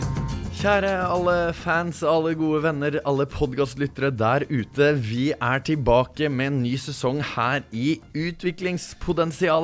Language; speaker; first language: Norwegian; native; Norwegian